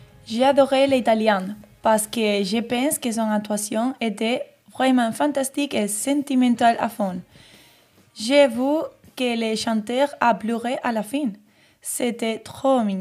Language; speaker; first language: French; non-native, learner; Spanish